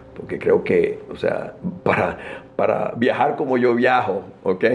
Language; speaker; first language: Spanish; native; Spanish